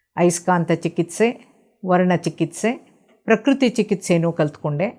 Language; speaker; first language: Kannada; non-native, local second language; Telugu